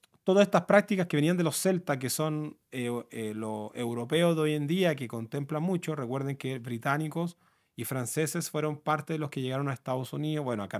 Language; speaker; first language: Spanish; native; Spanish